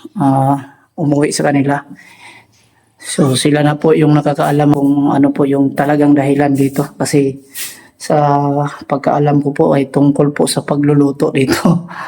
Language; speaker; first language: Filipino; non-native, local second language; Cebuano